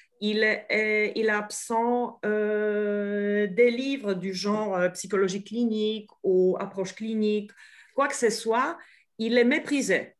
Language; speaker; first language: French; non-native, fluent; Polish